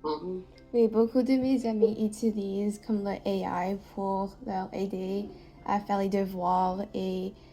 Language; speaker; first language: French; non-native, learner; English